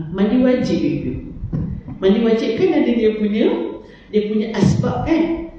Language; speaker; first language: Malay; native; Malay